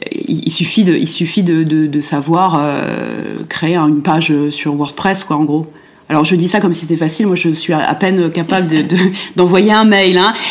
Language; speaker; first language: French; early bilingual, other home language; German